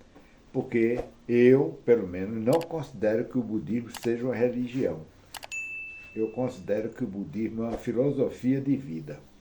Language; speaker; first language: Portuguese; native; Portuguese